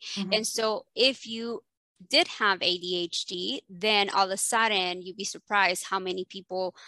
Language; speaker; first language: English; early bilingual, other home language; Spanish